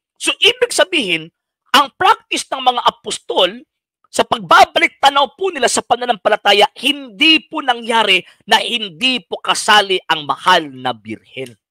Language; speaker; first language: Filipino; non-native, local second language; Cebuano